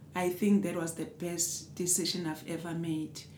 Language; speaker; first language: English; non-native, local second language; Southern Sotho